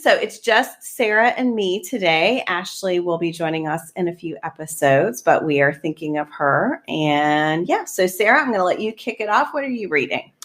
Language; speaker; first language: English; native; English